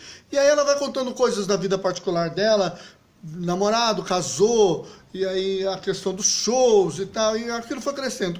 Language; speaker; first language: Portuguese; native; Portuguese